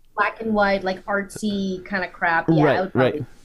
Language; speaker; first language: English; native; English